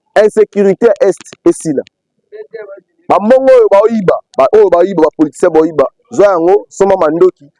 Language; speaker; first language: Lingala; native; Lingala